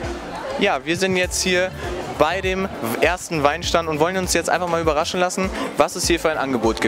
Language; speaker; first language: German; native; German